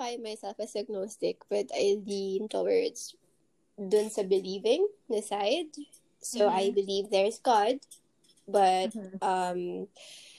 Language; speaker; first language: English; non-native, local second language; Filipino